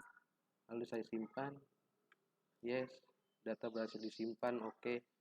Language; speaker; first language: Indonesian; native; Indonesian